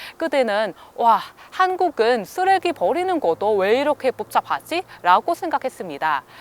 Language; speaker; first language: Korean; non-native, fluent; Vietnamese